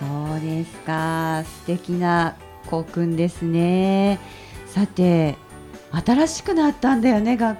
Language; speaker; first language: Japanese; native; Japanese